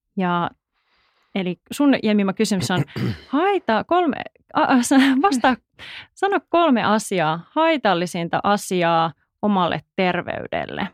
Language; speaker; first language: Finnish; native; Finnish